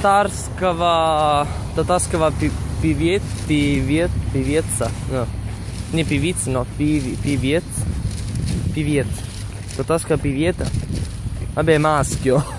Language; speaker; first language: Russian; non-native, learner; Italian